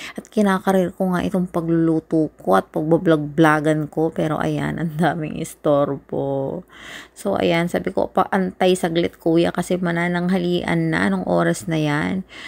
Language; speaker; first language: Filipino; non-native, local second language; Iloko